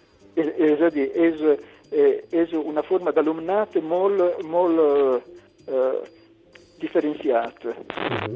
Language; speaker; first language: Catalan; non-native, local second language; Italian